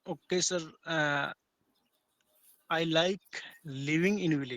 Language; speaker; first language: English; non-native, learner; Hindi